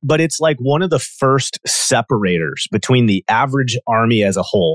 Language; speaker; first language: English; native; English